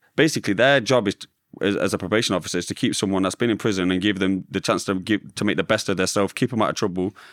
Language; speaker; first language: English; native; English